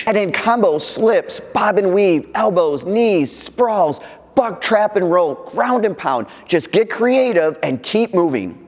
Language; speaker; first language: English; native; English